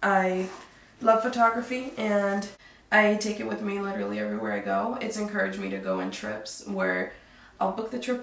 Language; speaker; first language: English; native; English